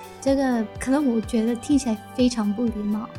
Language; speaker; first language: Chinese; early bilingual, heritage; Chinese